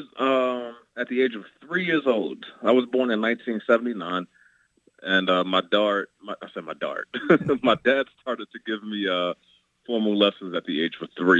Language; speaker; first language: English; native; English